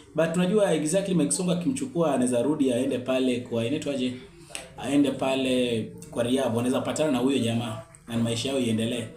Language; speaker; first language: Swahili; native; Swahili